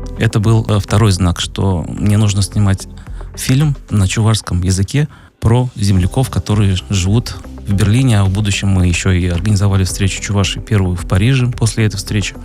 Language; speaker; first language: Russian; native; Russian